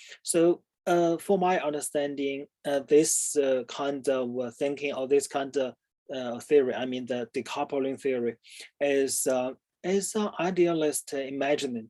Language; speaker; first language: English; non-native, fluent; Chinese